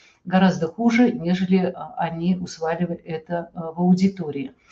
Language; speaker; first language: Russian; native; Russian